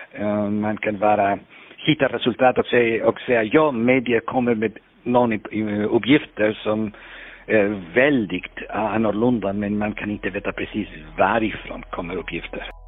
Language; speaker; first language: Swedish; non-native, fluent; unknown